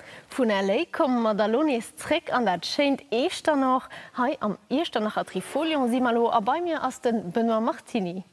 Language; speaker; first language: German; non-native, local second language; Luxembourgish